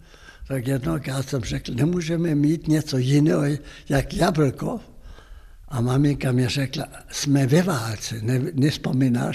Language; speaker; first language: Czech; non-native, local second language; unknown